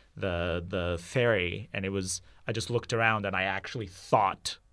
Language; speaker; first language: English; non-native, fluent; Turkish